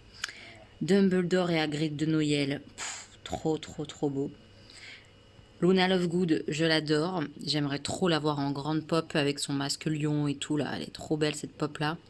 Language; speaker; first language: French; native; French